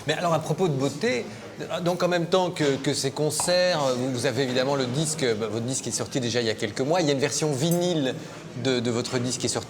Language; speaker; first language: French; native; French